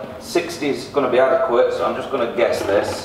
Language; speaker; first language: English; native; English